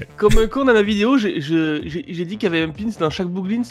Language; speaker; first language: French; native; French